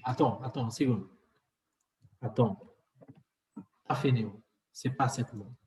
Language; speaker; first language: French; non-native, fluent; Portuguese